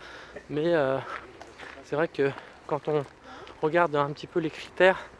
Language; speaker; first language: French; native; French